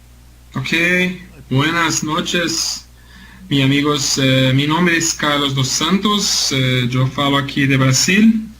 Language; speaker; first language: Spanish; non-native, learner; Portuguese